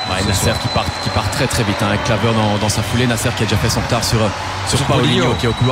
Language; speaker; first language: French; native; French